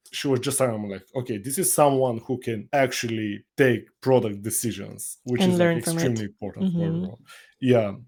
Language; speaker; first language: English; non-native, fluent; Bulgarian